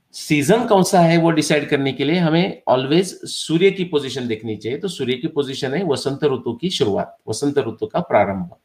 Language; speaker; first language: Hindi; non-native, local second language; Marathi